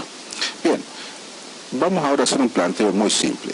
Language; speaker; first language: Spanish; native; Spanish